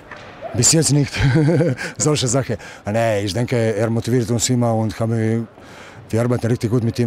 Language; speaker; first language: German; non-native, learner; Croatian